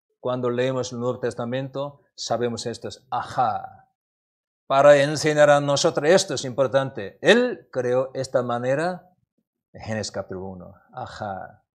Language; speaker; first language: Spanish; non-native, learner; Korean